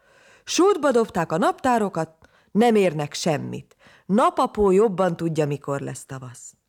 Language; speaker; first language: Hungarian; native; Hungarian